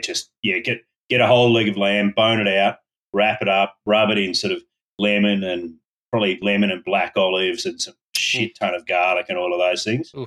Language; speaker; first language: English; native; English